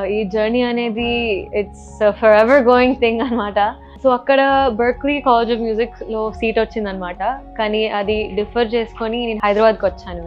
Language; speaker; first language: Telugu; early bilingual, heritage; Telugu